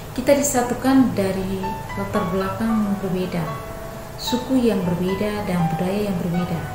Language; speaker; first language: Indonesian; non-native, local second language; Tetum